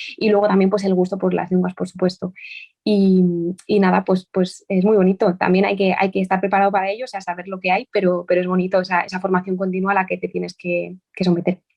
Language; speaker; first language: Spanish; native; Spanish